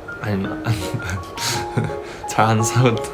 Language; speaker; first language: Korean; non-native, fluent; Chinese